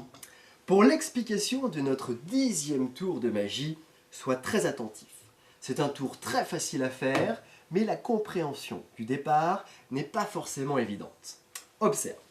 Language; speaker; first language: French; native; French